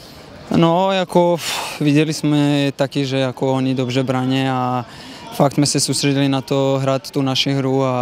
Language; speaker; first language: Czech; non-native, fluent; Serbian